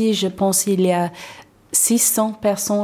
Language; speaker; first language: French; non-native, learner; English